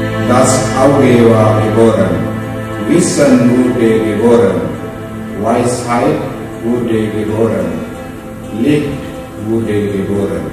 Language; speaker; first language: German; non-native, learner; Sinhala